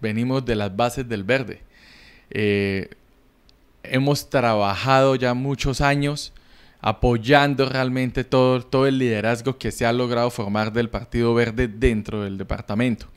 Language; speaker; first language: Spanish; native; Spanish